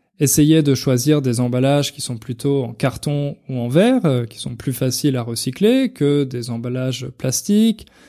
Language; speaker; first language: French; native; French